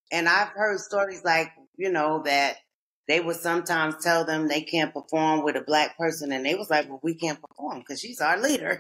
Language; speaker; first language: English; native; English